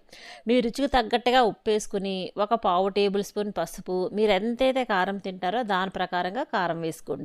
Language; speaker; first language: Telugu; native; Telugu